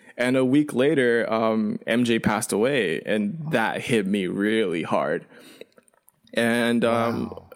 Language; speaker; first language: English; early bilingual, other home language; Chinese